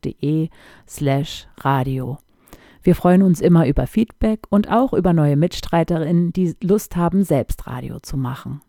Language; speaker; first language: German; native; German